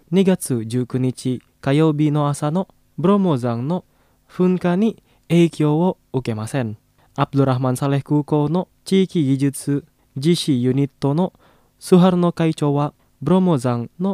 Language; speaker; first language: Japanese; non-native, fluent; Indonesian